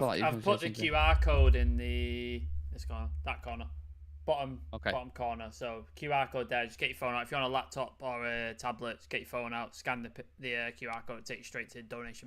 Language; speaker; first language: English; native; English